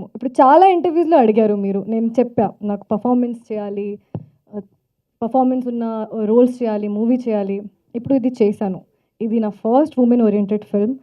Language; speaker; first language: Telugu; non-native, fluent; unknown